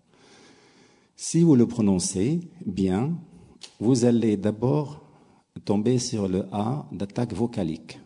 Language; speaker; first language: French; non-native, local second language; Arabic